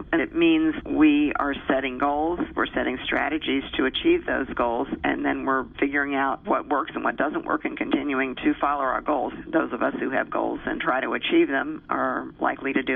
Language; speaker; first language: English; native; English